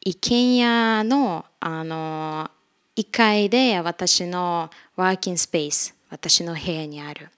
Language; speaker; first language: Japanese; non-native, fluent; Russian